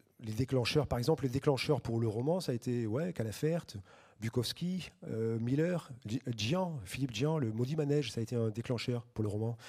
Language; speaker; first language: French; native; French